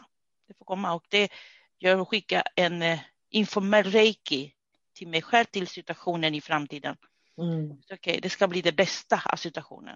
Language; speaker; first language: Swedish; non-native, fluent; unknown